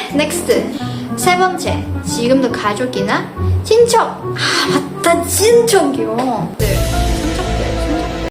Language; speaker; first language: Korean; non-native, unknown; Indonesian